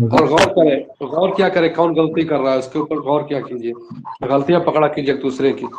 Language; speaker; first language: Urdu; native; Urdu